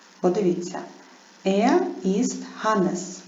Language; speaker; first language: German; non-native, fluent; Ukrainian